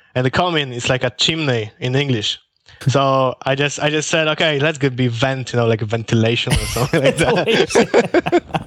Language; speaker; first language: English; non-native, learner; Polish